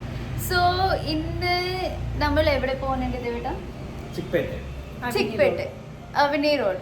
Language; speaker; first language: Malayalam; non-native, local second language; Kannada